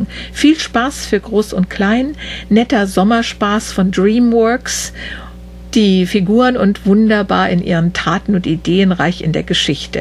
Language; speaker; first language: German; native; German